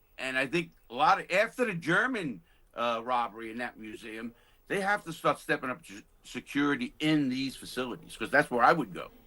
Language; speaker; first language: English; native; English